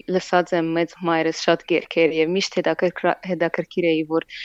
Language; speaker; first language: Armenian; native; Armenian